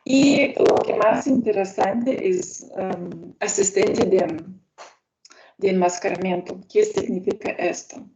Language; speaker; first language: Spanish; non-native, learner; Lithuanian